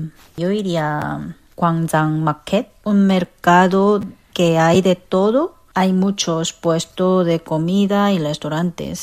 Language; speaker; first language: Spanish; non-native, fluent; Korean